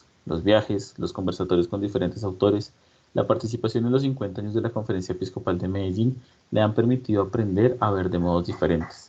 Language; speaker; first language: Spanish; native; Spanish